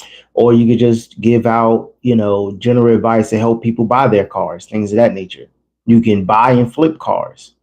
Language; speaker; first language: English; native; English